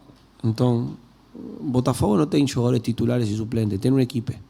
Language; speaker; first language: Portuguese; non-native, learner; Spanish